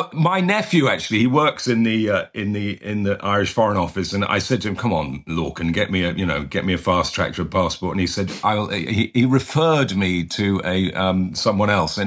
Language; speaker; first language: English; native; English